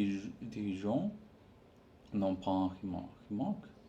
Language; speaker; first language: French; non-native, learner; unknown